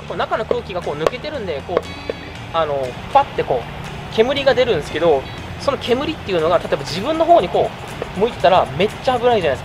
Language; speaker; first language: Japanese; native; Japanese